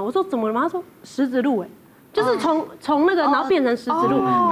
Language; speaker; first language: Chinese; native; Chinese